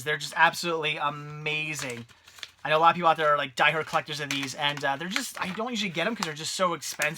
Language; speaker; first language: English; native; English